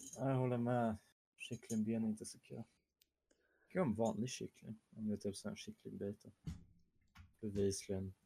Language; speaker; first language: Swedish; early bilingual, other home language; German